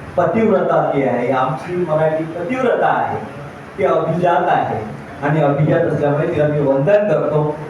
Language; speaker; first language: Marathi; native; Marathi